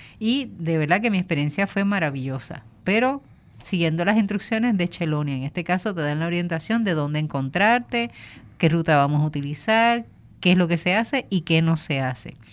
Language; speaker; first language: Spanish; native; Spanish